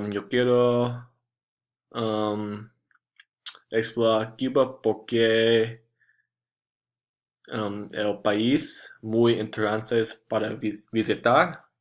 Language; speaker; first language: Spanish; non-native, learner; English